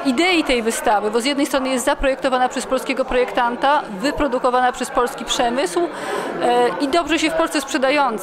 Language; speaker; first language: Polish; native; Polish